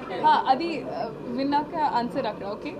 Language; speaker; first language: Telugu; non-native, learner; Hindi